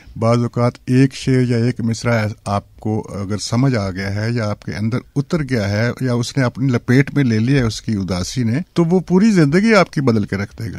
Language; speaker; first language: Urdu; non-native, local second language; Punjabi